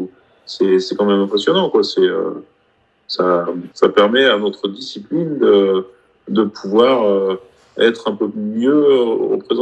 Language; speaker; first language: French; native; French